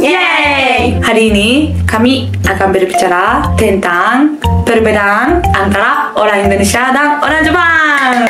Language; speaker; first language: Indonesian; non-native, learner; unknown